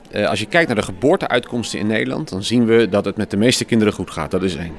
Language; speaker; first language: Dutch; native; Dutch